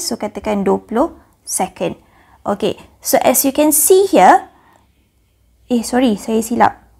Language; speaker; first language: English; non-native, local second language; Malay